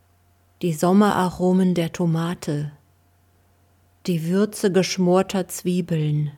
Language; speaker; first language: German; native; German